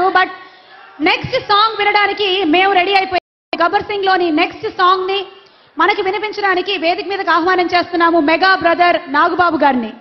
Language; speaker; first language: Telugu; native; Telugu